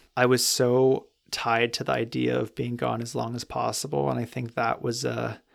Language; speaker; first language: English; native; English